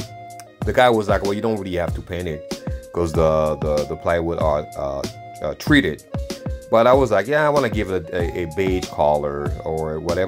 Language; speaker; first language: English; non-native, fluent; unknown